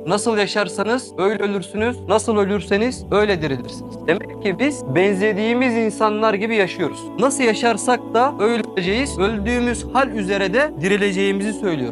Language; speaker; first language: Turkish; native; Turkish